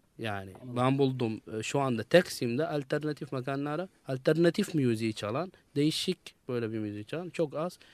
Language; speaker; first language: Turkish; non-native, fluent; Arabic